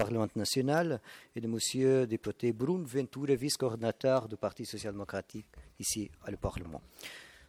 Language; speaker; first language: French; non-native, fluent; Portuguese